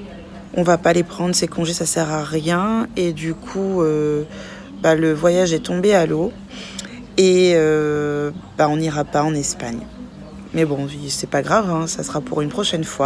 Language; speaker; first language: French; native; French